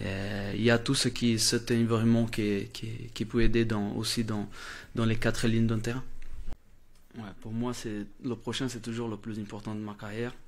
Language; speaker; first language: French; non-native, fluent; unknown